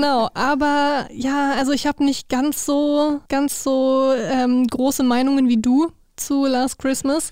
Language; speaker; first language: German; native; German